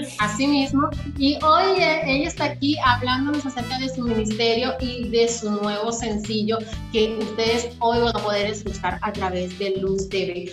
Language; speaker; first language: Spanish; native; Spanish